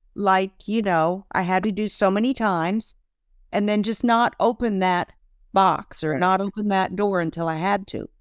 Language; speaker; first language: English; native; English